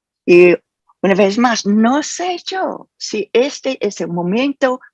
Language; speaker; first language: Spanish; non-native, fluent; English